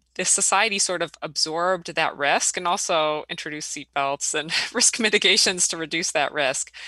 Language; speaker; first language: English; native; English